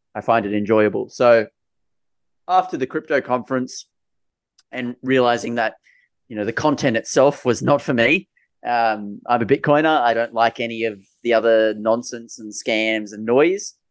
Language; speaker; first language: English; native; English